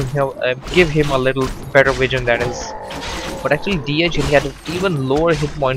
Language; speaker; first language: English; non-native, fluent; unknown